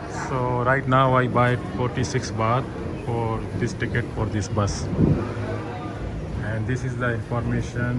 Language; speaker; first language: English; non-native, learner; Urdu